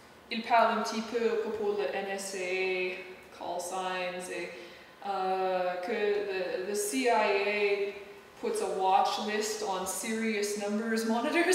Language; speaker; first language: French; non-native, learner; English